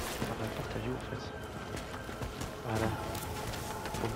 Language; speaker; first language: French; native; French